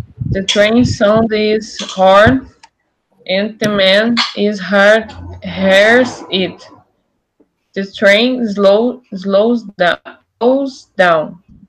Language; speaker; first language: English; non-native, learner; Portuguese